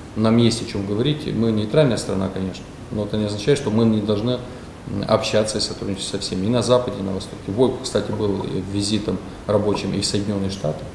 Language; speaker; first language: Russian; non-native, local second language; Romanian